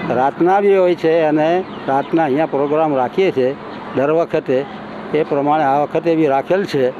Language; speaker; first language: Gujarati; non-native, local second language; Sindhi